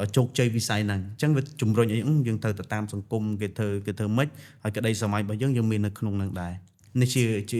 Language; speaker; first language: Khmer; non-native, local second language; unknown